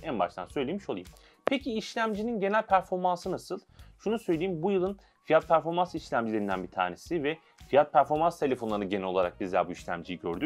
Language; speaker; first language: Turkish; native; Turkish